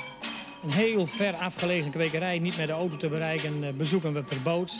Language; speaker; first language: Dutch; native; Dutch